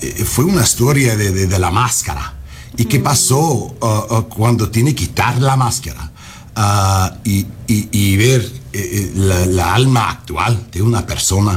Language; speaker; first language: Spanish; non-native, fluent; English